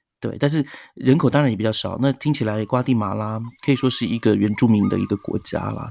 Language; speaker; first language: Chinese; native; Chinese